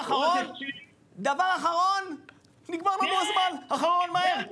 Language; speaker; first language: Hebrew; native; Hebrew